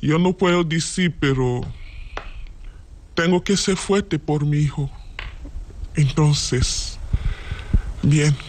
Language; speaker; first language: Spanish; non-native, learner; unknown